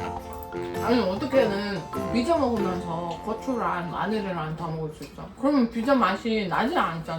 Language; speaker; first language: Korean; non-native, fluent; Russian